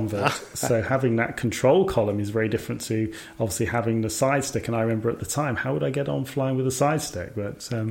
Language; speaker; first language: English; native; English